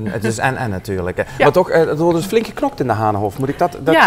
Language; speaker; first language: Dutch; native; Dutch